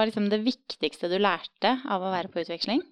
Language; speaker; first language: Norwegian; native; Norwegian